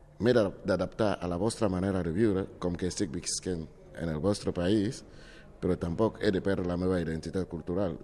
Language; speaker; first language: Catalan; non-native, fluent; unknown